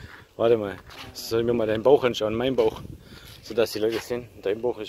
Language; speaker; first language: German; native; German